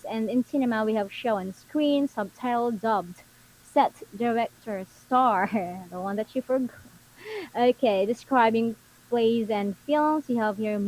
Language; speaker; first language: English; non-native, local second language; Filipino